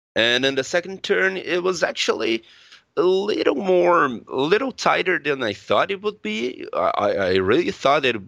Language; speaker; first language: English; non-native, fluent; Portuguese